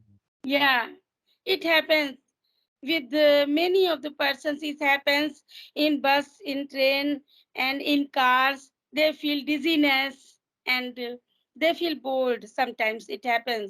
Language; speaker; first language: English; non-native, fluent; Hindi